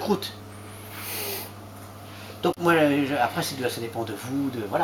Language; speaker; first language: French; native; French